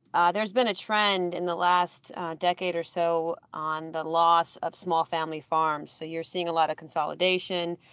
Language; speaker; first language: English; native; English